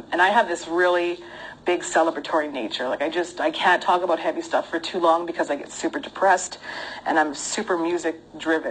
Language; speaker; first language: English; native; English